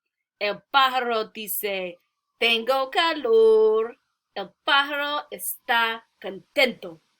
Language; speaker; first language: Spanish; non-native, learner; English